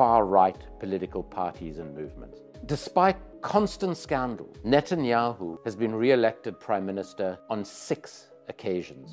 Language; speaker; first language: English; native; English